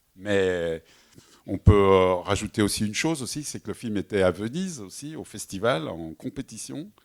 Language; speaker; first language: French; native; French